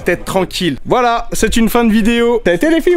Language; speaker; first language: French; native; French